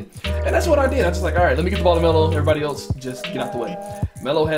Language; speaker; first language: English; native; English